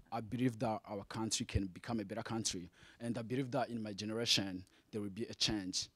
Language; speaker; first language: English; non-native, fluent; Rundi